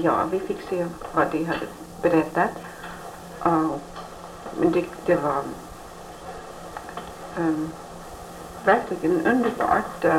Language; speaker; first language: Swedish; early bilingual, heritage; Swedish